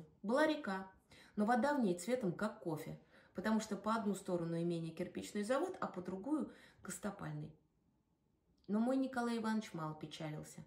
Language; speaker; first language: Russian; native; Russian